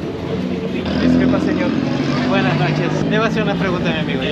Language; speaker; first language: Spanish; non-native, fluent; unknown